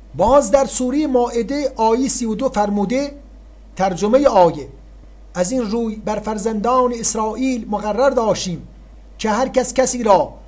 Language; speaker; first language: Persian; native; Persian